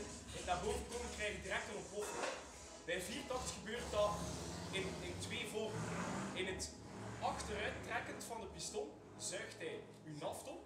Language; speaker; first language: Dutch; native; Dutch